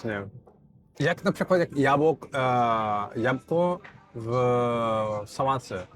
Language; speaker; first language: Polish; non-native, fluent; Portuguese